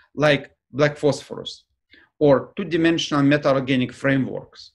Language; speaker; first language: English; non-native, fluent; Ukrainian